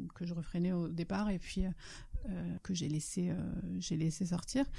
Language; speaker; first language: French; early bilingual, other home language; Italian